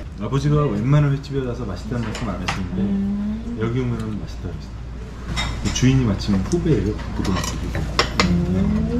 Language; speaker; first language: Korean; native; Korean